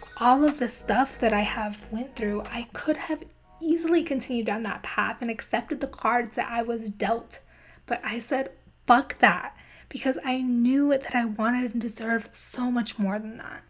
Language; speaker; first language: English; native; English